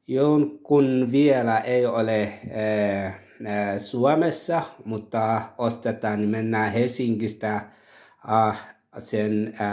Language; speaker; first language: Finnish; non-native, learner; Tigrinya